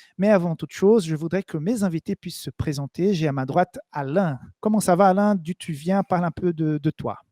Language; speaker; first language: French; native; French